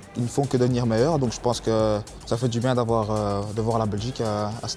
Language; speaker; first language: French; early bilingual, other home language; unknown